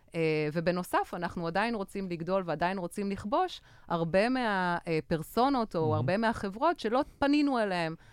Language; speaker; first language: Hebrew; non-native, fluent; French